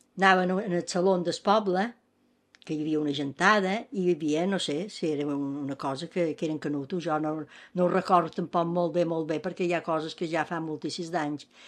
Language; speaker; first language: Catalan; native; Catalan